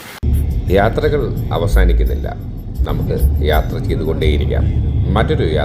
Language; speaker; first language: Malayalam; native; Malayalam